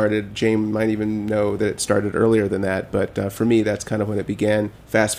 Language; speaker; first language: English; native; English